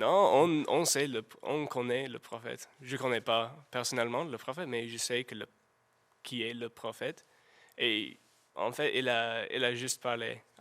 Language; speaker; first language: French; non-native, learner; English